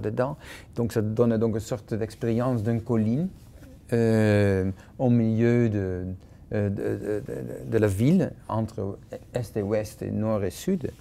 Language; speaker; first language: French; non-native, fluent; Dutch